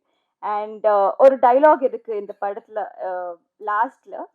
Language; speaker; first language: Tamil; non-native, learner; Telugu